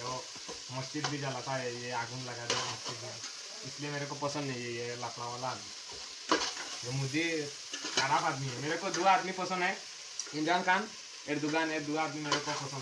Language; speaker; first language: Hindi; non-native, learner; Bangla